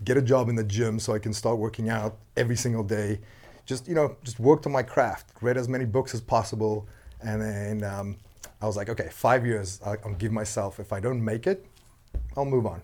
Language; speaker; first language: English; non-native, local second language; Afrikaans